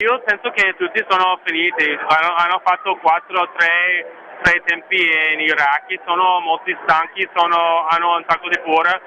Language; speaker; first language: Italian; non-native, learner; English